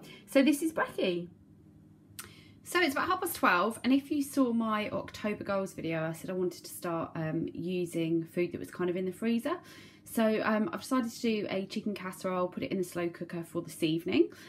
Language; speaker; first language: English; native; English